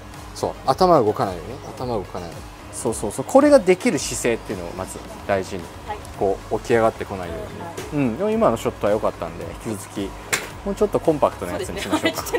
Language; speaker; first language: Japanese; native; Japanese